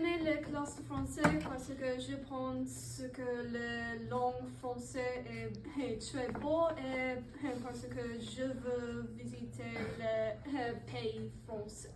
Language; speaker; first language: French; non-native, learner; English